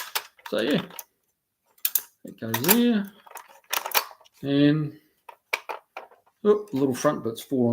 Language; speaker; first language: English; native; English